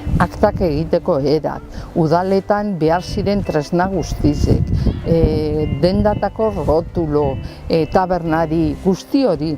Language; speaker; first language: Basque; native; Basque